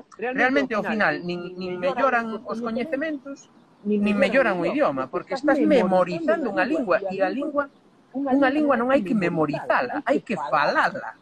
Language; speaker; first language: Galician; non-native, local second language; Spanish